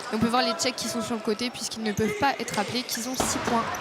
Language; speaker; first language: French; native; French